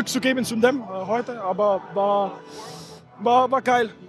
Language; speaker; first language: German; non-native, fluent; Danish